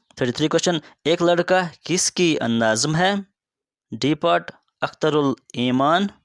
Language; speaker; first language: Urdu; non-native, local second language; Kashmiri